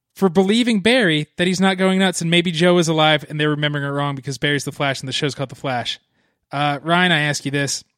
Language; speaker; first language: English; native; English